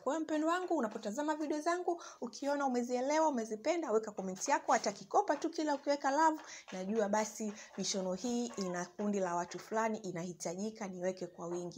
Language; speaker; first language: Swahili; native; Swahili